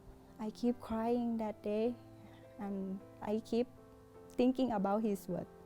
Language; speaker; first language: English; non-native, learner; Thai